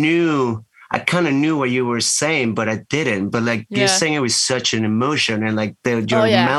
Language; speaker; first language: English; non-native, fluent; Spanish